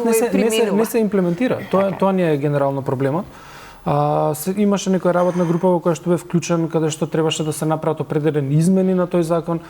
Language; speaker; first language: Macedonian; native; Macedonian